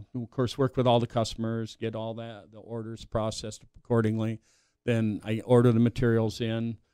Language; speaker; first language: English; native; English